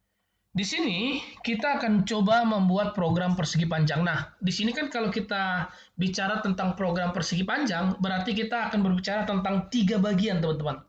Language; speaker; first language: Indonesian; native; Indonesian